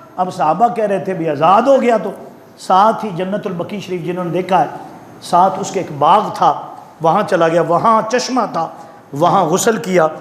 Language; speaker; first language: Urdu; non-native, local second language; Punjabi